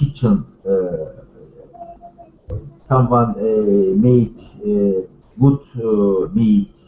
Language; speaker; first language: English; non-native, learner; Turkish